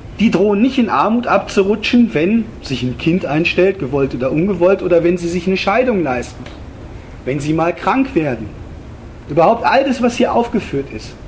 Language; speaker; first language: German; native; German